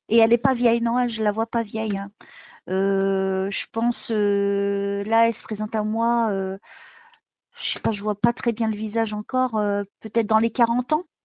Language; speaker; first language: French; native; French